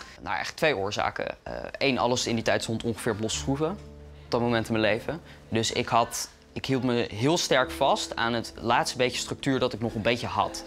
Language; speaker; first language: Dutch; native; Dutch